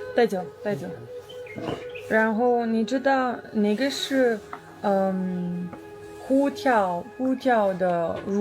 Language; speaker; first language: Chinese; non-native, learner; Romanian